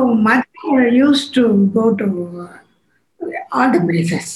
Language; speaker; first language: English; non-native, local second language; Tamil